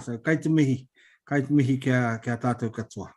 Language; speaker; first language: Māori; non-native, local second language; English